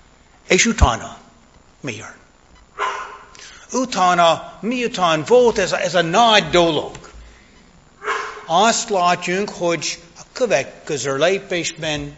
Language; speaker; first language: Hungarian; non-native, fluent; English